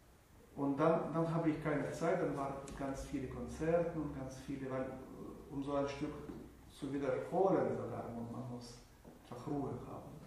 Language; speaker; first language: German; non-native, fluent; Russian